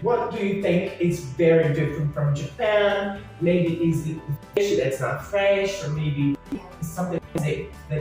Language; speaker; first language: English; non-native, fluent; Portuguese